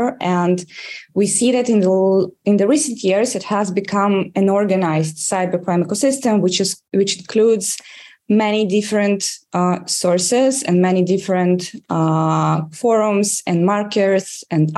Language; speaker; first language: English; non-native, fluent; Russian